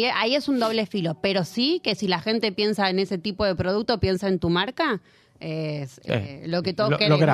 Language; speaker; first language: Spanish; native; Spanish